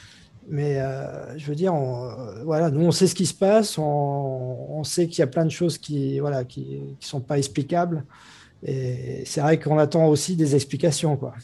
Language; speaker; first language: French; native; French